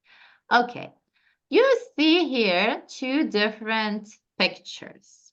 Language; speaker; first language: English; non-native, fluent; Turkish